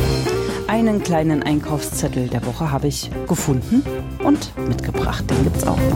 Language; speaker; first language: German; native; German